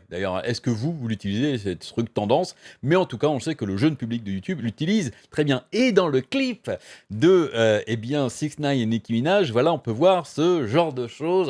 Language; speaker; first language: French; native; French